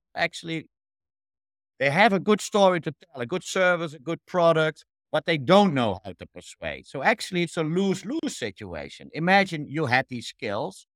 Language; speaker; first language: English; non-native, fluent; Dutch